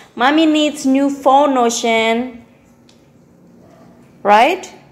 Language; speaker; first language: English; non-native, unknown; Javanese